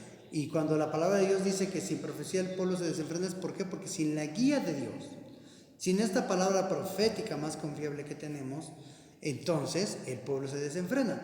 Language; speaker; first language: Spanish; native; Spanish